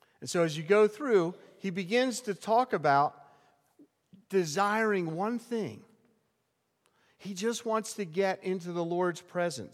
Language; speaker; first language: English; native; English